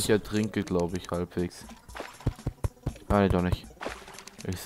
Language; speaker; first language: German; native; German